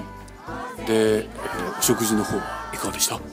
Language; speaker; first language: Japanese; native; Japanese